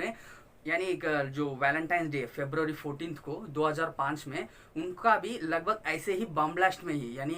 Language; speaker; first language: Hindi; non-native, local second language; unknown